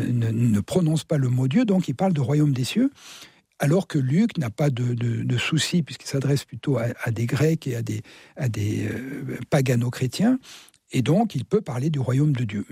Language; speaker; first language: French; native; French